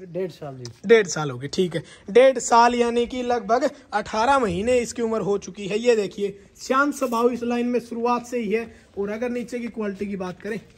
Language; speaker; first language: Hindi; native; Hindi